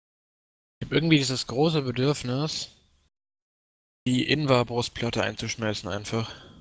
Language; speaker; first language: German; native; German